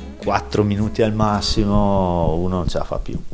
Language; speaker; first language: Italian; native; Italian